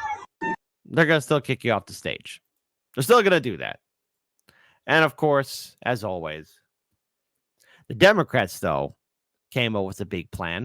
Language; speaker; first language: English; native; English